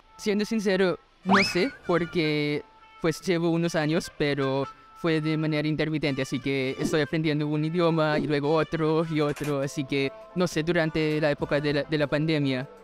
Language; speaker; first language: Spanish; non-native, fluent; Filipino